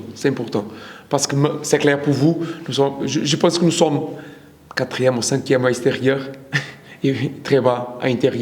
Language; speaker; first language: French; non-native, learner; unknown